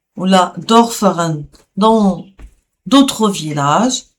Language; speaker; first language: French; non-native, local second language; Arabic